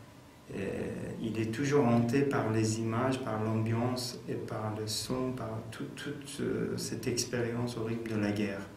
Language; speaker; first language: French; non-native, fluent; Persian